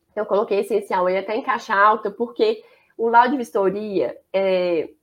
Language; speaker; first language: Portuguese; native; Portuguese